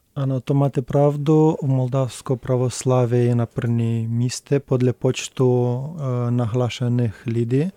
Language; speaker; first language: Czech; non-native, learner; Romanian